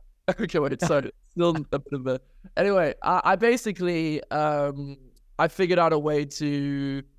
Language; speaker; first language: English; native; English